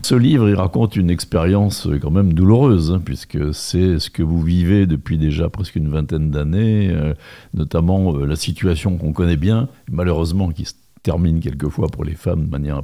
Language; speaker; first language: French; native; French